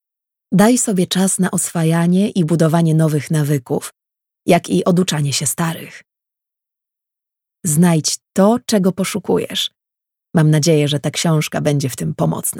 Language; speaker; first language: Polish; native; Polish